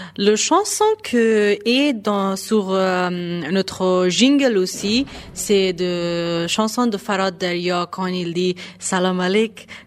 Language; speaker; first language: French; non-native, fluent; Persian